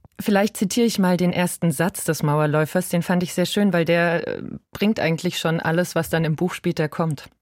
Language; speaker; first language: German; native; German